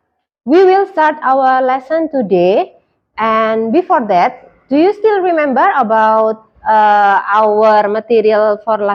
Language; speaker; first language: English; non-native, fluent; Indonesian